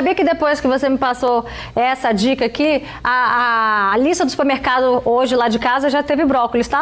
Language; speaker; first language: Portuguese; native; Portuguese